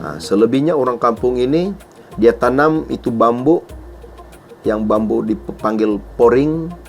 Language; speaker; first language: Malay; non-native, local second language; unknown